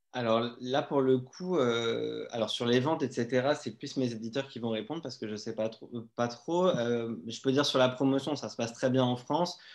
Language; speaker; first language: French; native; French